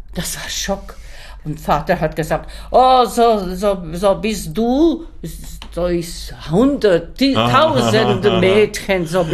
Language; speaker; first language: German; non-native, learner; Czech